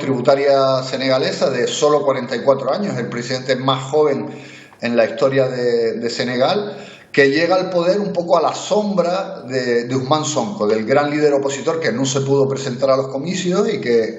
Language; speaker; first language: Spanish; native; Spanish